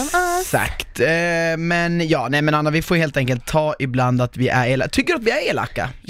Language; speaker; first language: Swedish; native; Swedish